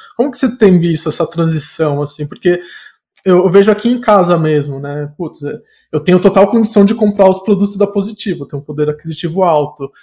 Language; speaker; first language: Portuguese; native; Portuguese